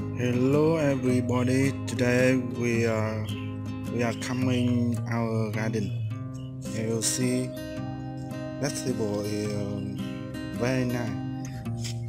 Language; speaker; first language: English; non-native, learner; Vietnamese